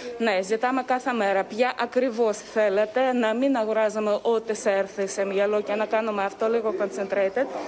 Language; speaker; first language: Greek; non-native, learner; Ukrainian